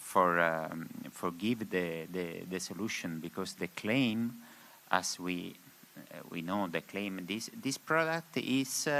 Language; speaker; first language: English; non-native, learner; Spanish